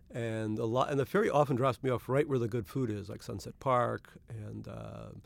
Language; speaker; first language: English; native; English